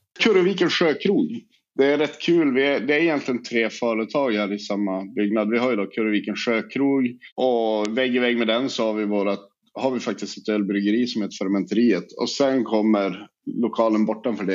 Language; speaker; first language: Swedish; native; Swedish